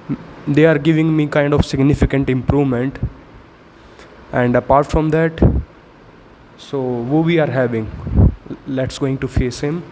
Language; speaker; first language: English; non-native, local second language; Hindi